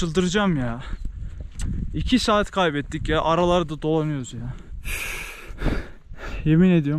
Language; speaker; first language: Turkish; native; Turkish